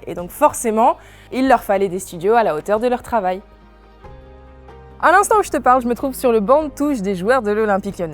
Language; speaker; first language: French; native; French